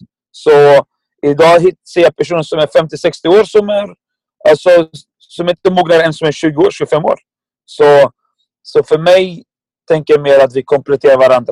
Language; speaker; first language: Swedish; non-native, fluent; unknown